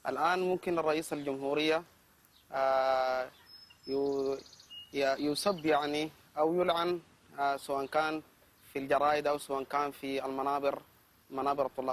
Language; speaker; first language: Arabic; native; Arabic